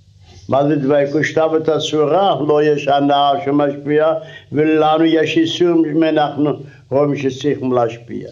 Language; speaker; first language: Hebrew; non-native, fluent; Russian